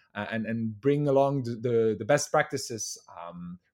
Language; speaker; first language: English; non-native, fluent; Dutch